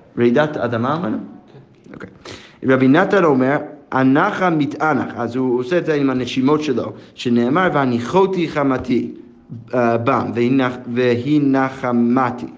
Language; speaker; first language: Hebrew; non-native, fluent; English